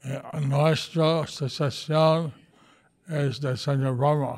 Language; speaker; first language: Spanish; non-native, learner; English